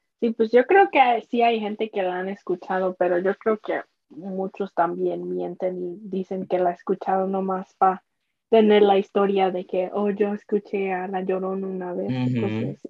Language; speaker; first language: Spanish; early bilingual, heritage; Spanish